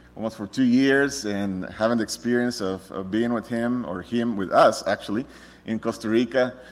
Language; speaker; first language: English; non-native, fluent; Spanish